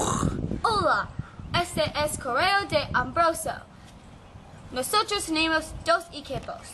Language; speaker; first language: Spanish; non-native, learner; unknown